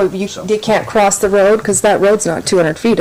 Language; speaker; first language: English; native; English